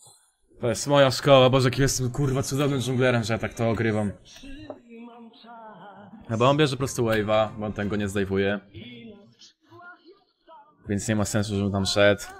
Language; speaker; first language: Polish; native; Polish